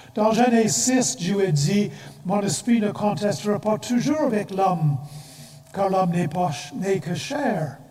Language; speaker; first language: French; non-native, fluent; English